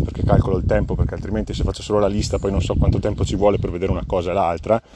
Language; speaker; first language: Italian; native; Italian